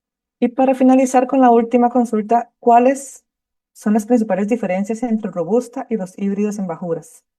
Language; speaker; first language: Spanish; native; Spanish